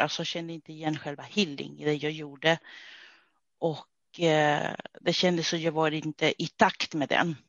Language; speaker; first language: Swedish; non-native, fluent; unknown